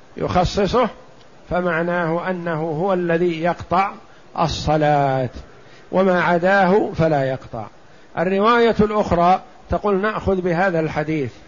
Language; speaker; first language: Arabic; native; Arabic